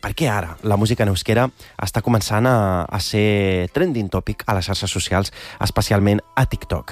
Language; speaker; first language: Catalan; early bilingual, other home language; Arabic